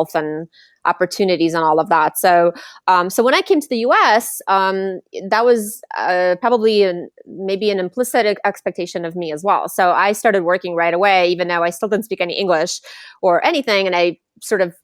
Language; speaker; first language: English; non-native, fluent; Lithuanian